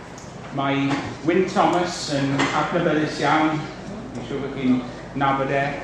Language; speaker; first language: Welsh; native; Welsh